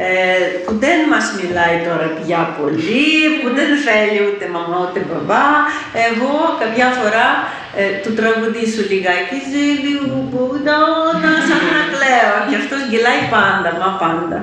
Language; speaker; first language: Greek; non-native, fluent; Ukrainian